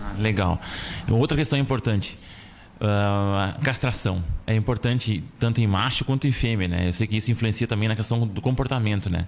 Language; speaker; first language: Portuguese; native; Portuguese